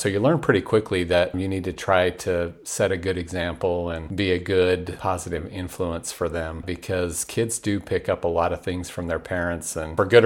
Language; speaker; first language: English; native; English